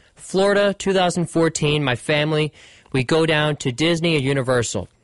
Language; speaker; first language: English; native; English